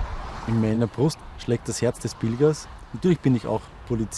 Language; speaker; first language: German; native; German